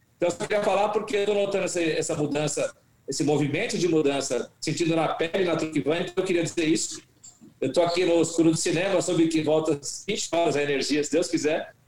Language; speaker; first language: Portuguese; native; Portuguese